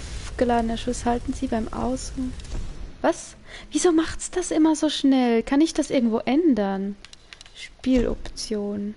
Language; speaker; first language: German; native; German